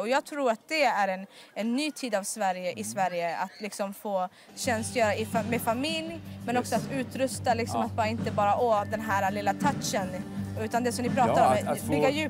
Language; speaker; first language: Swedish; native; Swedish